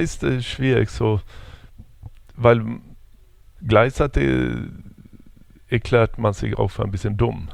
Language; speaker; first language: German; non-native, fluent; Swedish